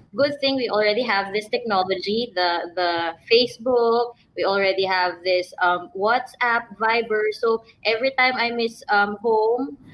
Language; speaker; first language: English; non-native, local second language; Filipino